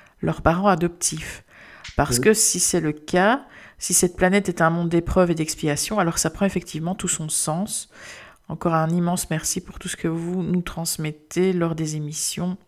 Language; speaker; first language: French; native; French